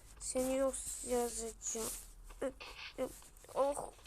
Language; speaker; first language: Turkish; native; Turkish